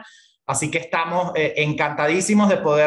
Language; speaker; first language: Spanish; native; Spanish